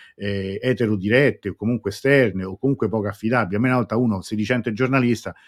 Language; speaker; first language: Italian; native; Italian